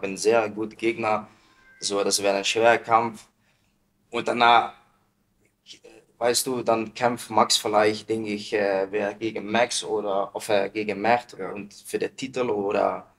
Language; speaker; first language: German; non-native, learner; Dutch